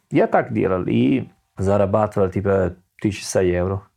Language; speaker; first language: Russian; non-native, learner; Italian